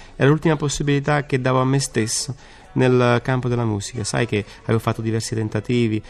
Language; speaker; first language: Italian; native; Italian